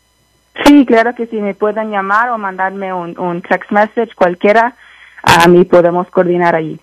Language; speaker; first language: Spanish; early bilingual, heritage; Spanish